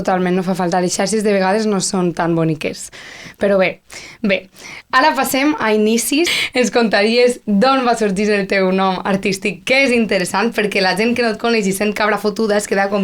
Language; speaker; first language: Catalan; native; Catalan